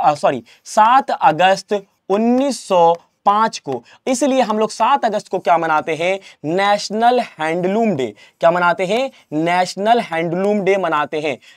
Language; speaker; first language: Hindi; native; Hindi